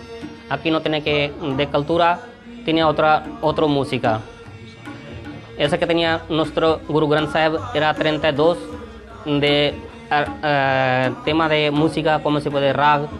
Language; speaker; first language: Spanish; non-native, learner; Punjabi